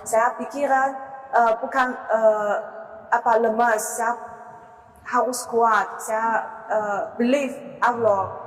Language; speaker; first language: Indonesian; non-native, learner; Chinese